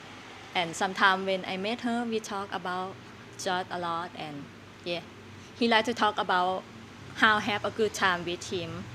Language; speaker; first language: English; non-native, learner; Thai